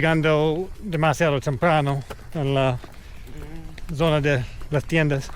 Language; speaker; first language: Spanish; non-native, learner; English